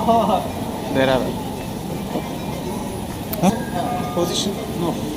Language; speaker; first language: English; non-native, learner; Turkish